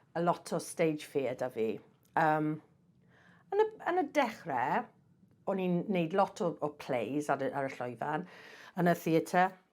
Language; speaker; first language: Welsh; non-native, local second language; English